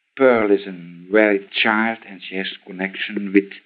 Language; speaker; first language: English; non-native, learner; Dutch